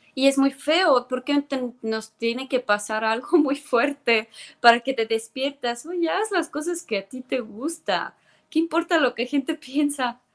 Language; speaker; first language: Spanish; non-native, fluent; Estonian